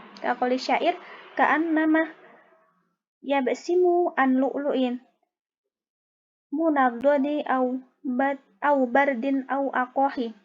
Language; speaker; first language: Arabic; non-native, learner; Indonesian